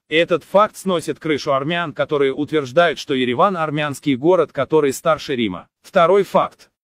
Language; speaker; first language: Russian; non-native, local second language; Azerbaijani